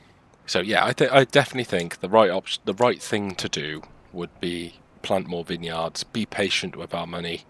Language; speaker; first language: English; native; English